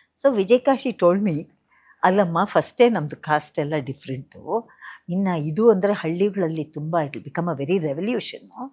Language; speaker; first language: Kannada; native; Kannada